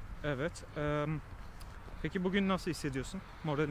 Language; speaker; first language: Turkish; native; Turkish